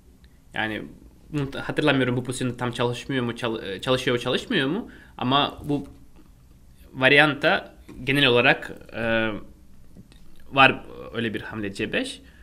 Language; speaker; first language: Turkish; non-native, fluent; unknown